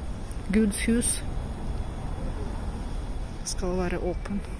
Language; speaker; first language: Norwegian; non-native, fluent; Russian